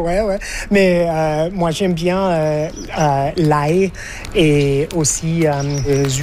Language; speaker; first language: French; non-native, fluent; English